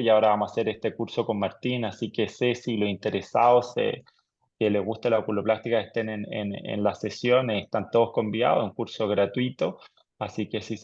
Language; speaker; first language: Spanish; native; Spanish